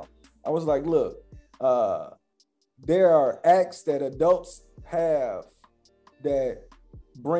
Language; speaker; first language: English; native; English